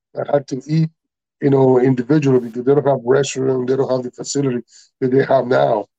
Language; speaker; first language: English; non-native, learner; Spanish